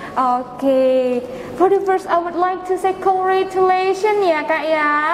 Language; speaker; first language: English; non-native, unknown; Indonesian